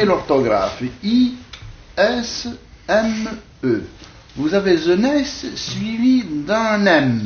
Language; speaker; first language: French; native; French